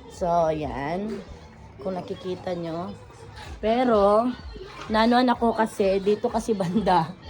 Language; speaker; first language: Filipino; non-native, local second language; Cebuano